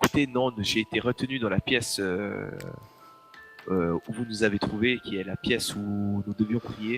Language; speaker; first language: French; native; French